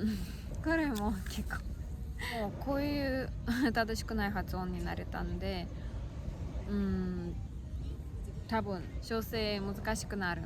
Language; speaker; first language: Japanese; non-native, learner; Russian